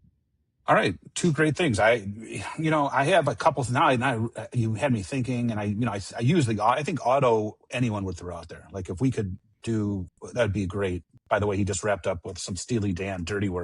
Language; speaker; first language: English; native; English